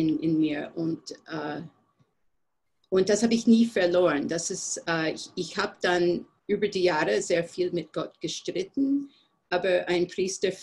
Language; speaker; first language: German; non-native, fluent; English